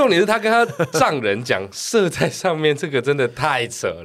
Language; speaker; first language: Chinese; native; Chinese